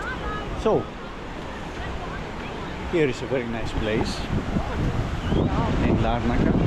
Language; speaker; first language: English; non-native, learner; Greek